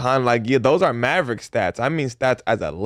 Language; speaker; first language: English; native; English